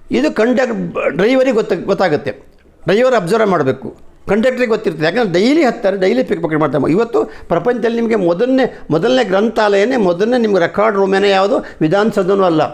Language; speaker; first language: Kannada; native; Kannada